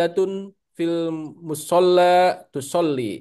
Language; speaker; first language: Arabic; non-native, learner; Indonesian